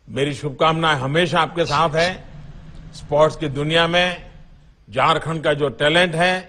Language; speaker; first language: Hindi; non-native, local second language; Gujarati